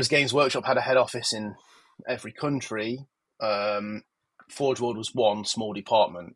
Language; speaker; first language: English; native; English